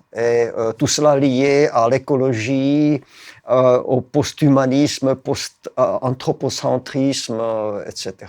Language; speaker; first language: French; non-native, fluent; Czech